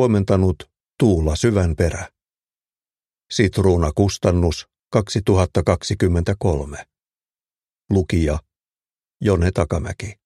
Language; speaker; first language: Finnish; native; Finnish